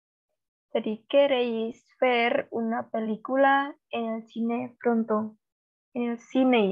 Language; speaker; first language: Spanish; non-native, learner; Indonesian